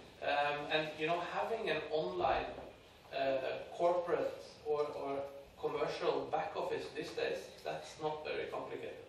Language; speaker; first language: English; non-native, fluent; Norwegian